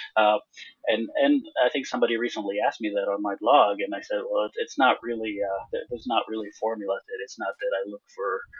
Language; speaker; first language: English; non-native, fluent; Hebrew